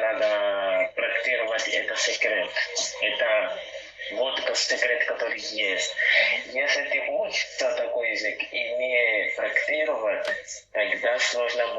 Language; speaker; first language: Russian; non-native, learner; Portuguese